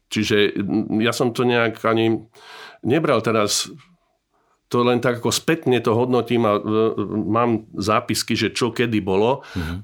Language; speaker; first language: Slovak; native; Slovak